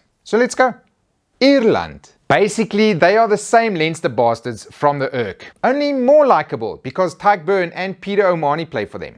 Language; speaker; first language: English; native; English